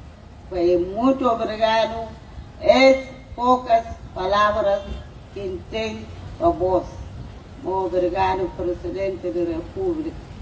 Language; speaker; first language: Portuguese; non-native, learner; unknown